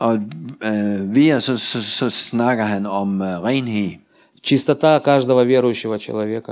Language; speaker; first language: Danish; non-native, learner; Russian